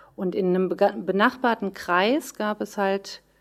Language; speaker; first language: German; native; German